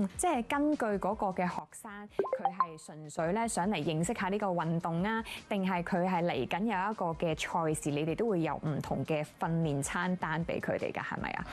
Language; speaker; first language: Cantonese; native; Cantonese